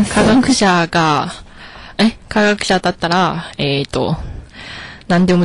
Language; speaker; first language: Japanese; non-native, learner; Chinese